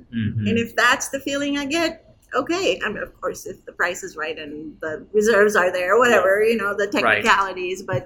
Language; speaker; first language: English; non-native, fluent; Turkish